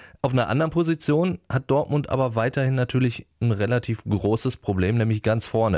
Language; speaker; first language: German; native; German